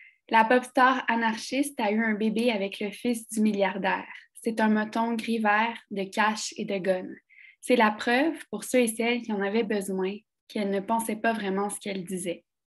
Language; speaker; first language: French; native; French